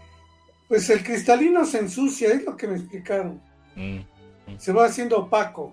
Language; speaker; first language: Spanish; native; Spanish